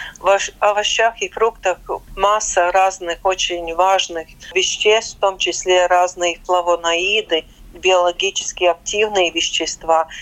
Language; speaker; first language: Russian; non-native, local second language; Latvian